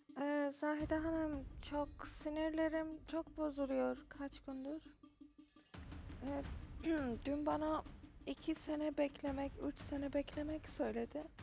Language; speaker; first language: Turkish; non-native, learner; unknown